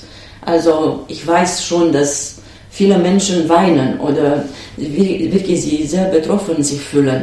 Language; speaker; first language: German; non-native, fluent; Romanian